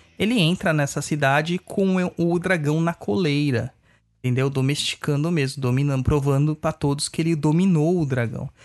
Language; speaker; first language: Portuguese; native; Portuguese